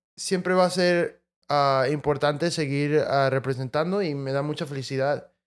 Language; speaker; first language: English; early bilingual, other home language; Spanish